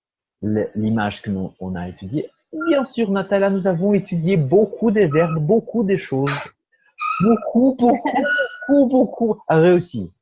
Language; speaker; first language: French; non-native, fluent; Portuguese